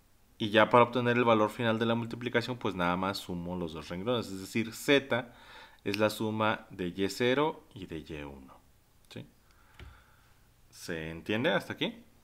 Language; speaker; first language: Spanish; native; Spanish